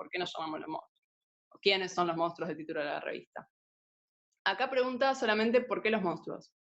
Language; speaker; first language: Spanish; native; Spanish